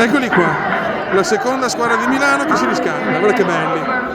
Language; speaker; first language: Italian; native; Italian